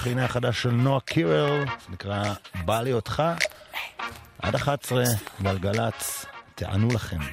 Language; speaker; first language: Hebrew; native; Hebrew